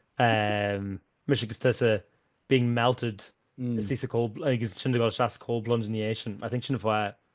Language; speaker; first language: Irish; native; Irish